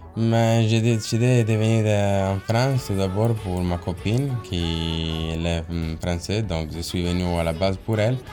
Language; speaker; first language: French; non-native, learner; Italian